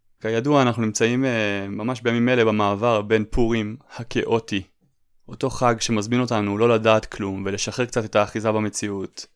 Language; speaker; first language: Hebrew; native; Hebrew